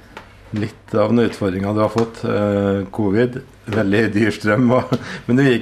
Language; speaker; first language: Norwegian; native; Norwegian